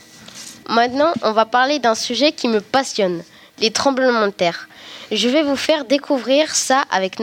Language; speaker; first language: French; native; French